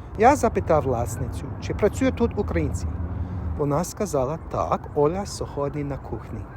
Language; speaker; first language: Ukrainian; non-native, learner; English